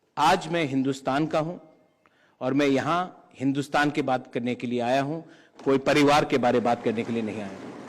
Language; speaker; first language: Hindi; non-native, local second language; Kok Borok